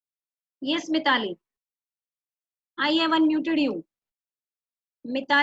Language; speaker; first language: English; non-native, local second language; Hindi